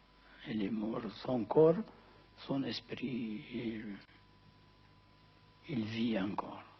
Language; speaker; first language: French; non-native, fluent; Amharic